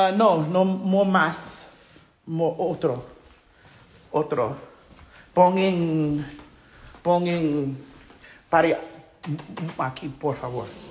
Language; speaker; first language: Spanish; non-native, learner; English